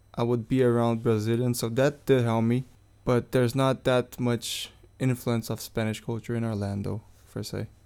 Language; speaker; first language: English; non-native, fluent; Portuguese